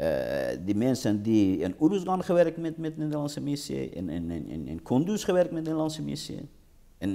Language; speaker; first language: Dutch; non-native, learner; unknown